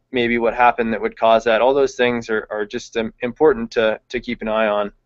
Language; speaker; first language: English; native; English